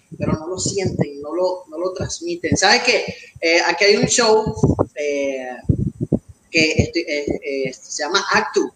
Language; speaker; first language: Spanish; native; Spanish